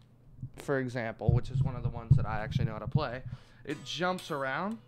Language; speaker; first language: English; native; English